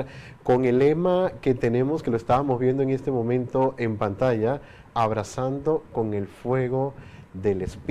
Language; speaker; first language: Spanish; native; Spanish